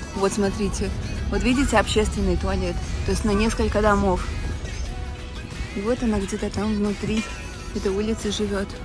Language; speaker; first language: Russian; native; Russian